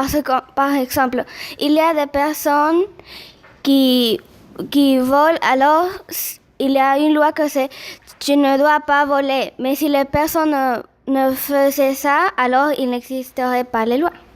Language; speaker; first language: French; non-native, learner; Spanish